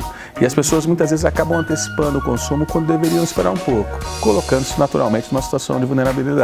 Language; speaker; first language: Portuguese; native; Portuguese